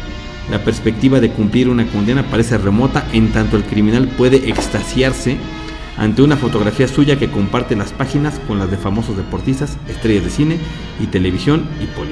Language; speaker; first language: Spanish; native; Spanish